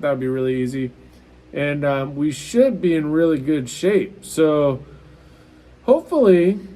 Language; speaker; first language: English; native; English